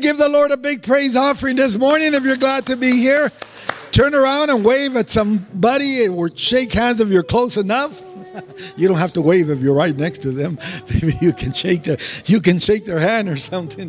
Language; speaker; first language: English; early bilingual, other home language; Spanish